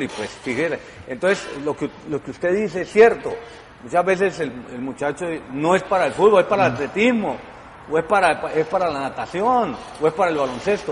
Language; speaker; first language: Spanish; native; Spanish